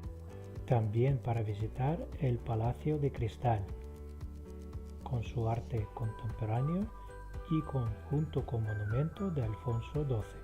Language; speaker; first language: Spanish; non-native, fluent; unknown